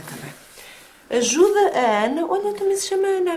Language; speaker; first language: Portuguese; native; Portuguese